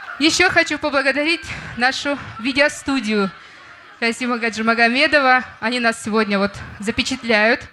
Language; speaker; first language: Russian; non-native, local second language; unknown